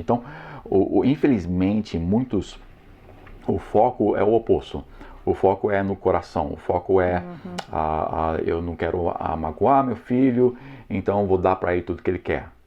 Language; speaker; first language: Portuguese; non-native, fluent; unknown